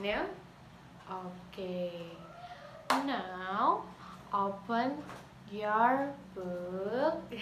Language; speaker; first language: English; non-native, learner; Indonesian